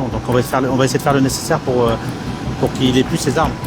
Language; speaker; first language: French; native; French